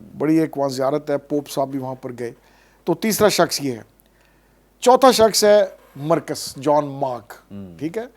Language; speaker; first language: Urdu; non-native, local second language; Punjabi